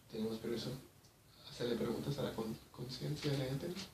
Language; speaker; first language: Spanish; early bilingual, heritage; Spanish